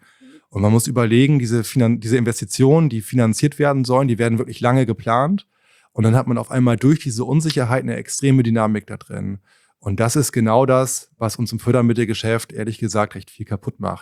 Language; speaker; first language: German; native; German